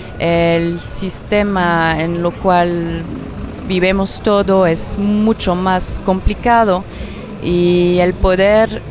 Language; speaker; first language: Spanish; non-native, fluent; French